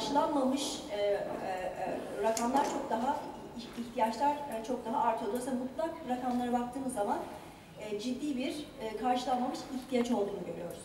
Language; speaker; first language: Turkish; native; Turkish